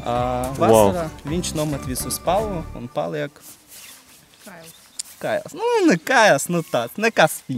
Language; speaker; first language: Latvian; non-native, local second language; Russian